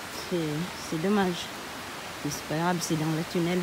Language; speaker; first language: French; non-native, learner; Cebuano